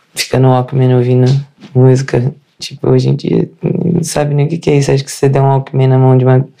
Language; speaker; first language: Portuguese; native; Portuguese